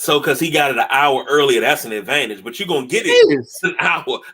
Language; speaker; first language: English; native; English